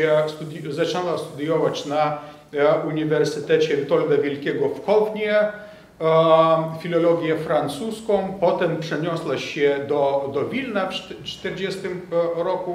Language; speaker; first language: Polish; non-native, fluent; Lithuanian